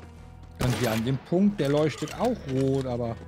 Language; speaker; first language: German; native; German